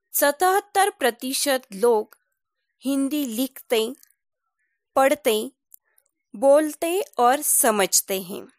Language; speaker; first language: Hindi; non-native, local second language; Marathi